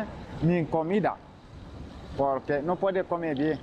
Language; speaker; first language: Spanish; non-native, learner; Bambara